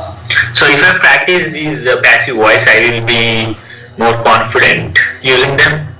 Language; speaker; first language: English; non-native, learner; Telugu